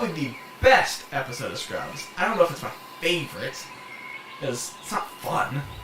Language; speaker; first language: English; native; English